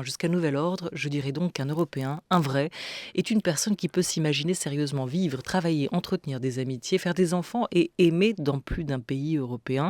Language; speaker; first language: French; native; French